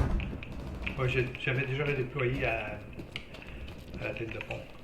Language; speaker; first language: French; native; French